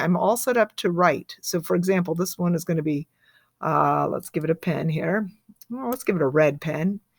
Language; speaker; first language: English; native; English